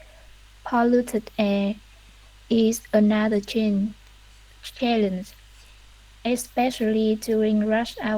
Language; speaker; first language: English; non-native, learner; Vietnamese